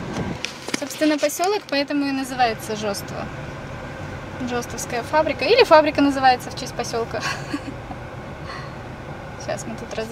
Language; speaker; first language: Russian; native; Russian